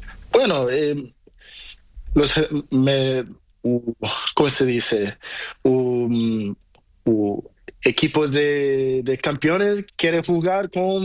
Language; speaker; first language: Spanish; non-native, learner; Portuguese